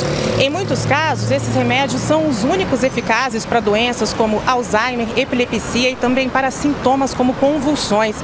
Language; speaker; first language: Portuguese; native; Portuguese